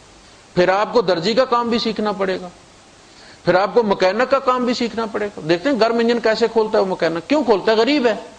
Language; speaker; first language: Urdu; non-native, local second language; Punjabi